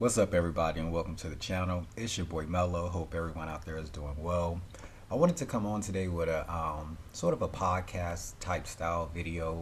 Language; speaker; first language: English; native; English